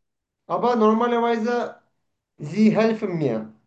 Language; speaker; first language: German; non-native, learner; Turkish